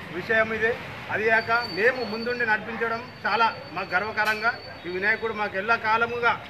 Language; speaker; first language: Telugu; native; Telugu